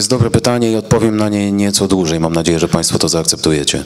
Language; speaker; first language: Polish; native; Polish